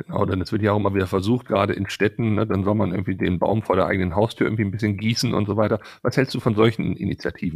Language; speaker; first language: German; native; German